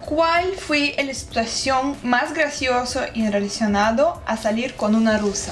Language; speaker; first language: Spanish; non-native, fluent; Russian